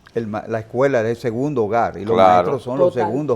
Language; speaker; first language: Spanish; native; Spanish